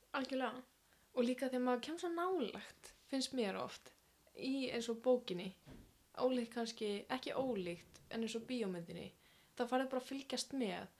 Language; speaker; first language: Icelandic; native; Icelandic